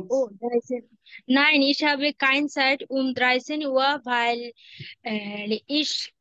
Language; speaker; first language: German; non-native, learner; Bangla